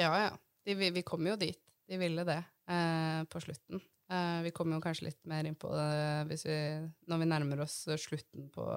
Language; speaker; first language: Norwegian; native; Norwegian